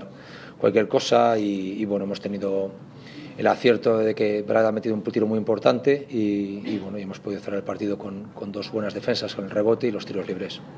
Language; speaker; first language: Spanish; native; Spanish